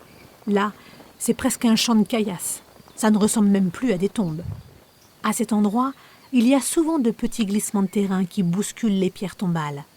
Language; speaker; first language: French; native; French